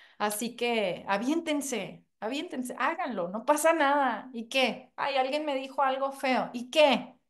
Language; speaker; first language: Spanish; non-native, fluent; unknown